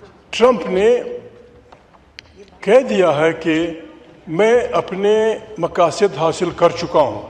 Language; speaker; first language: Urdu; non-native, local second language; Pashto